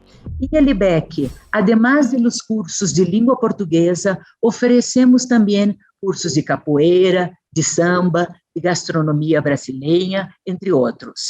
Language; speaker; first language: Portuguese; non-native, fluent; Spanish